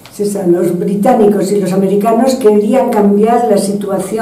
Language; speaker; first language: Spanish; non-native, fluent; French